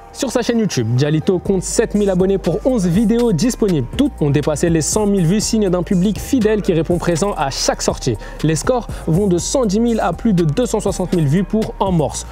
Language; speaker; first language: French; native; French